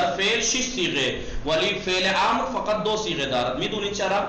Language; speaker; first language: Urdu; native; Urdu